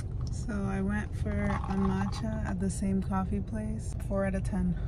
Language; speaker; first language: English; early bilingual, other home language; Spanish